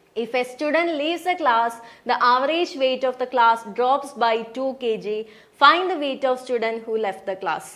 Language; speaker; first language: English; non-native, local second language; Malayalam